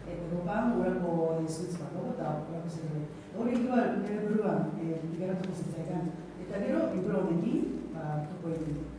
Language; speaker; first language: Basque; non-native, fluent; Japanese